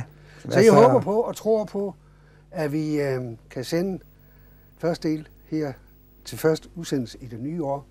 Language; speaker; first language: Danish; native; Danish